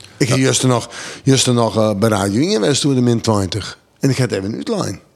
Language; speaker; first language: Dutch; non-native, local second language; Western Frisian